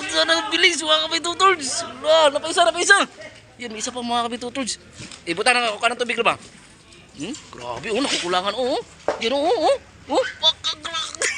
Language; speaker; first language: Filipino; non-native, local second language; Cebuano